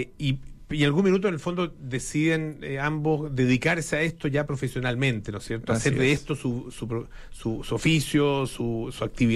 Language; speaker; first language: Spanish; native; Spanish